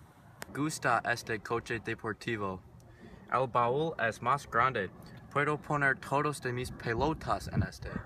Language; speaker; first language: Spanish; non-native, learner; English